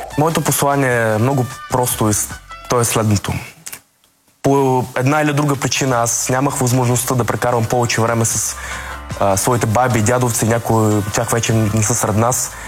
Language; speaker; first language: Bulgarian; early bilingual, other home language; Russian